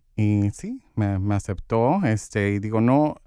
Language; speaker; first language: Spanish; early bilingual, heritage; Spanish